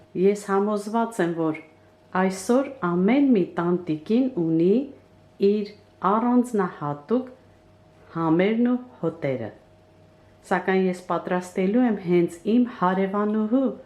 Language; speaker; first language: Armenian; non-native, local second language; Kurdish